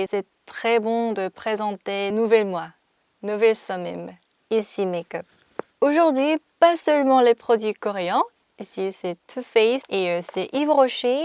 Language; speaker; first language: French; non-native, fluent; Korean